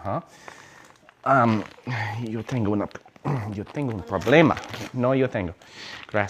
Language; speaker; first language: Spanish; non-native, learner; English